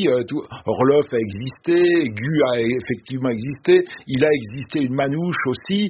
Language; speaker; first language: French; native; French